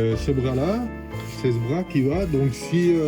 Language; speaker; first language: French; native; French